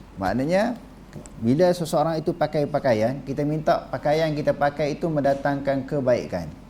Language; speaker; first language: Malay; native; Malay